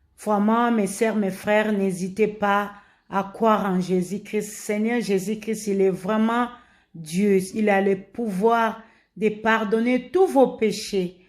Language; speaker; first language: French; non-native, local second language; Lingala